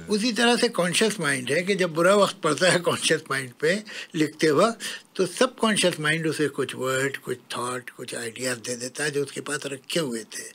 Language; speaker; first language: Hindi; native; Hindi